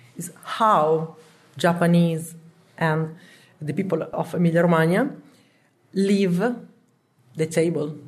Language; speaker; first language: English; non-native, learner; Italian